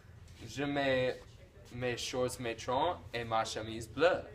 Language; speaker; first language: French; non-native, learner; English